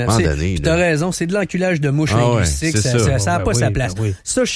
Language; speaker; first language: French; native; French